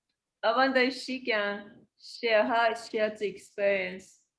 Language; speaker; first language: English; non-native, learner; Japanese